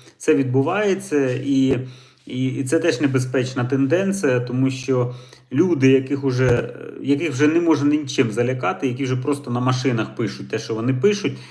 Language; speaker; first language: Ukrainian; native; Ukrainian